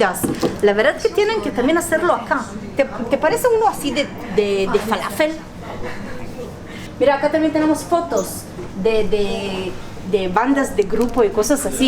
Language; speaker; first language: Spanish; non-native, fluent; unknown